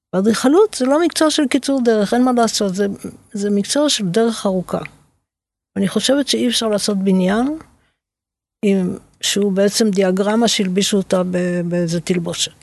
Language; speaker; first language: Hebrew; native; Hebrew